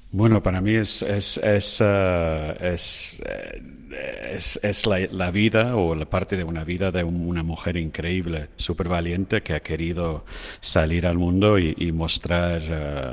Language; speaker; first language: Spanish; non-native, fluent; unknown